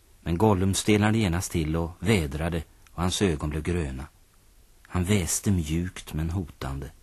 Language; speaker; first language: Swedish; native; Swedish